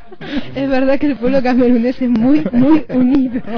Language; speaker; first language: Spanish; native; Spanish